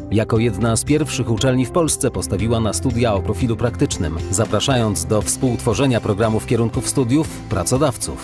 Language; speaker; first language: Polish; native; Polish